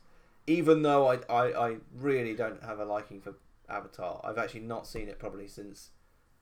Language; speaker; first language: English; native; English